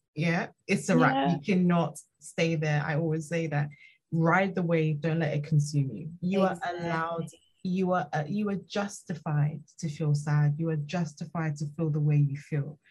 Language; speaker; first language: English; native; English